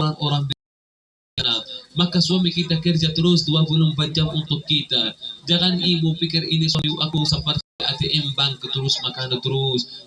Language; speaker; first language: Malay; non-native, fluent; Arabic